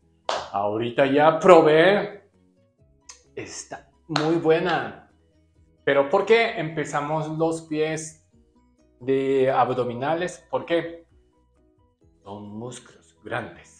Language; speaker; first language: Spanish; non-native, learner; Japanese